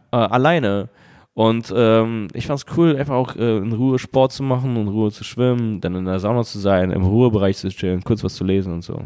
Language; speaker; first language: German; early bilingual, other home language; Russian